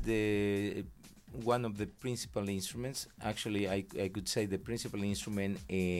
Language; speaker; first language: English; non-native, fluent; Spanish